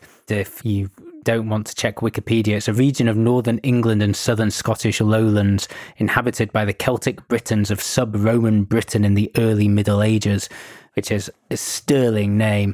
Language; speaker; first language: English; native; English